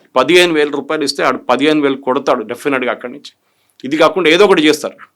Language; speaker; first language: Telugu; non-native, fluent; Malayalam